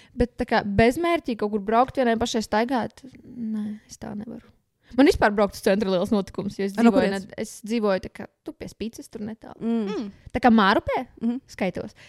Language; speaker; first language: Latvian; native; Latvian